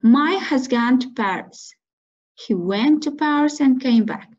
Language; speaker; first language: English; non-native, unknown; Kazakh